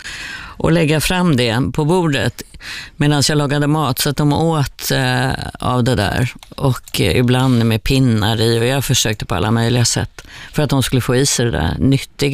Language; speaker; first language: Swedish; native; Swedish